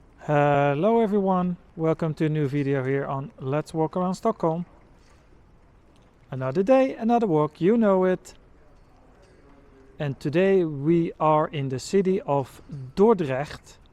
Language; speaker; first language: English; non-native, fluent; Dutch